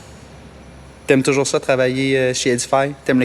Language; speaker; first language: French; native; French